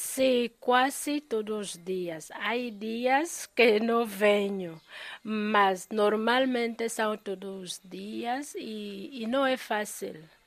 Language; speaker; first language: Portuguese; non-native, fluent; Spanish